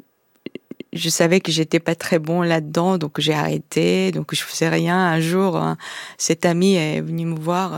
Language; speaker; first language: French; non-native, fluent; Korean